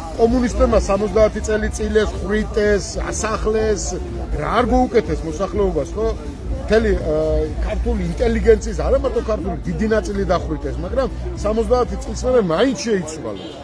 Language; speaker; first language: Georgian; native; Georgian